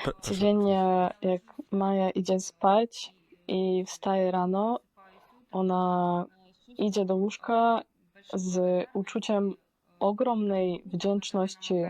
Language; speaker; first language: Polish; non-native, fluent; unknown